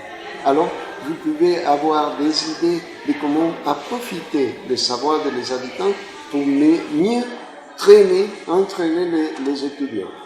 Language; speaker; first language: French; non-native, fluent; Spanish